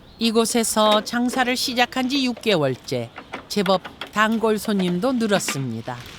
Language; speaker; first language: Korean; native; Korean